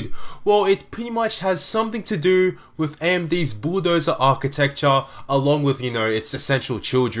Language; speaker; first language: English; native; English